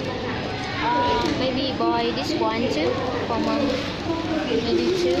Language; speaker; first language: English; non-native, learner; Vietnamese